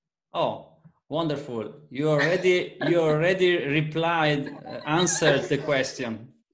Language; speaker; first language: English; non-native, fluent; Italian